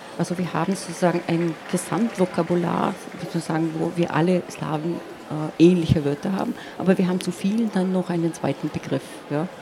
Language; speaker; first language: German; non-native, local second language; Slovenian